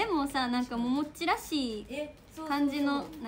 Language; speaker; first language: Japanese; native; Japanese